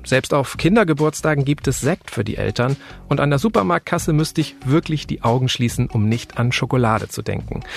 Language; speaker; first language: German; native; German